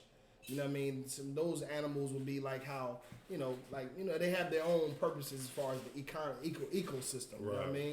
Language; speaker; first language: English; native; English